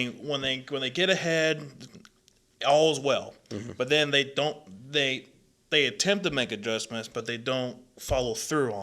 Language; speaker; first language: English; native; English